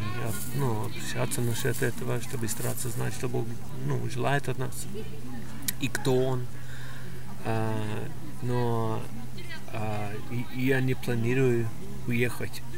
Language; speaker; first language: Russian; non-native, fluent; English